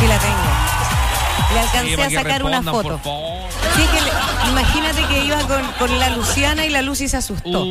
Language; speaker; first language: Spanish; native; Spanish